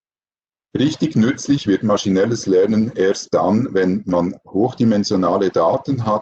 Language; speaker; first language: German; native; German